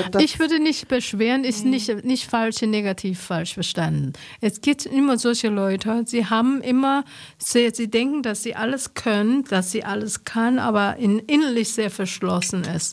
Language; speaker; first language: German; non-native, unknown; Chinese